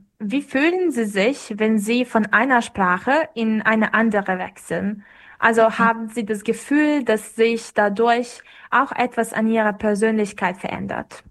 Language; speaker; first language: German; non-native, fluent; Serbian